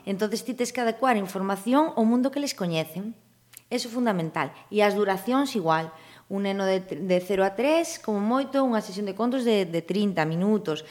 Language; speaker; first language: Galician; native; Galician